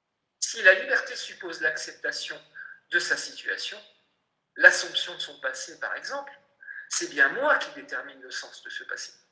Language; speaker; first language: French; native; French